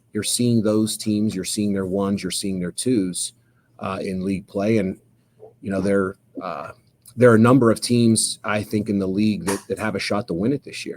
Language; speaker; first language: English; native; English